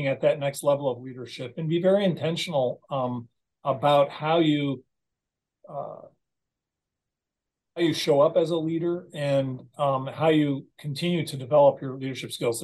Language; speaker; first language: English; native; English